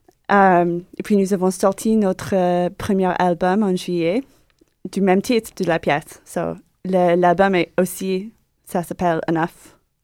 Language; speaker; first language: French; non-native, learner; English